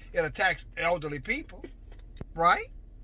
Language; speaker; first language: English; native; English